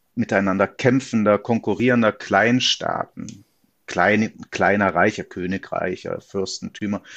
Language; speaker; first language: German; native; German